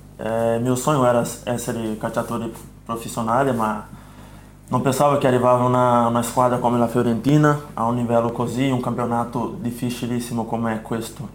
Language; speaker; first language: Italian; non-native, fluent; Portuguese